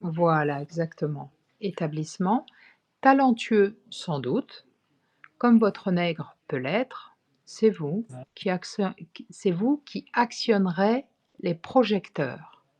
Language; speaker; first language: French; non-native, fluent; English